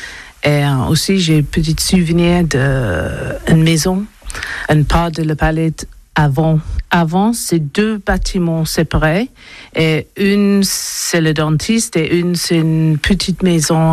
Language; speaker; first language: French; non-native, learner; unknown